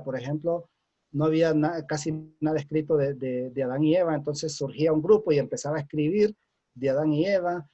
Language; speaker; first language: Spanish; native; Spanish